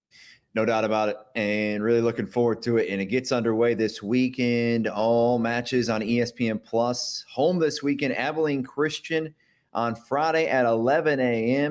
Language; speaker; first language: English; native; English